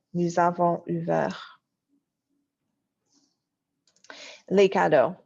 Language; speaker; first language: French; non-native, fluent; English